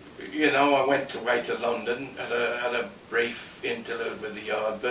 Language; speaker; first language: English; native; English